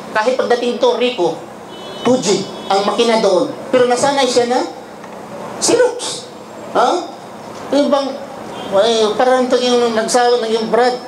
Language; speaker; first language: Filipino; non-native, local second language; Cebuano